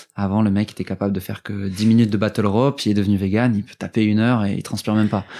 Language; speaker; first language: French; native; French